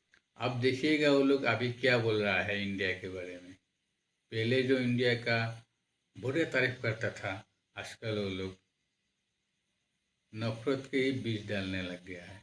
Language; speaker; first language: Hindi; non-native, local second language; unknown